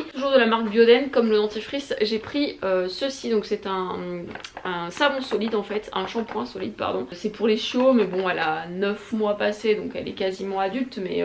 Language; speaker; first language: French; native; French